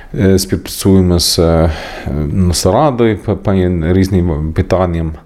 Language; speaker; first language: Ukrainian; non-native, learner; Swedish